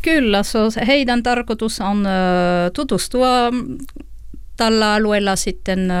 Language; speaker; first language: Finnish; non-native, fluent; French